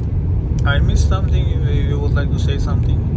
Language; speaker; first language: English; non-native, learner; Turkish